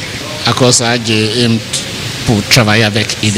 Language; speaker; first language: French; non-native, learner; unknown